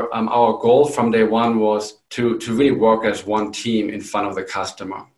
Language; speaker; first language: English; non-native, fluent; German